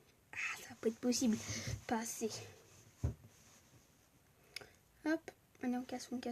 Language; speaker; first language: French; native; French